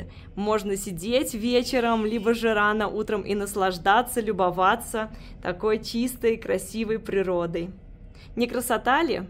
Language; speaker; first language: Russian; native; Russian